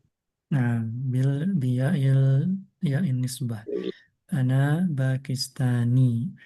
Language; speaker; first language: Arabic; non-native, fluent; Indonesian